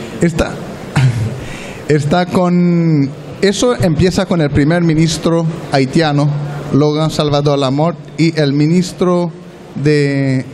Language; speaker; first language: Spanish; non-native, learner; French